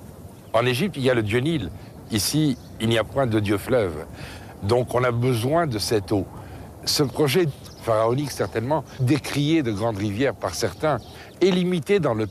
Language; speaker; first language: French; native; French